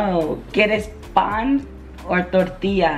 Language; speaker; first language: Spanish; early bilingual, heritage; Spanish